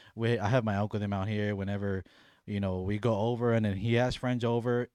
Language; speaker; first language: English; native; English